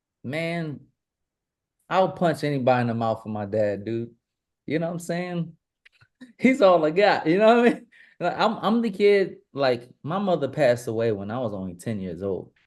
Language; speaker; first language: English; native; English